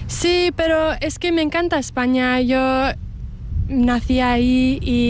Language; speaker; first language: Spanish; early bilingual, heritage; English